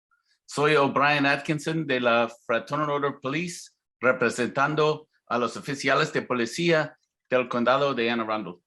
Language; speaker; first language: Spanish; non-native, learner; English